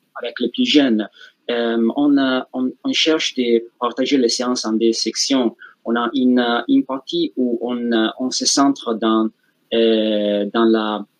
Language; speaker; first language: French; non-native, fluent; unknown